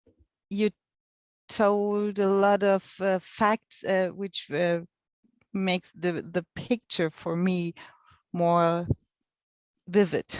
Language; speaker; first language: English; non-native, fluent; German